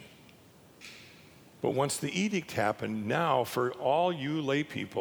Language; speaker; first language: English; native; English